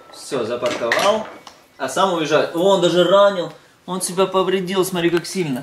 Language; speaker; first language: Russian; native; Russian